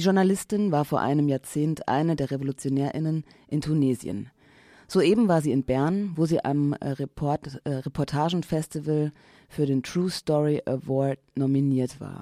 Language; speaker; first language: German; native; German